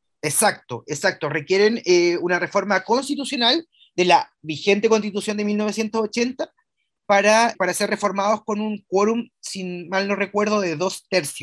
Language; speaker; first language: Spanish; native; Spanish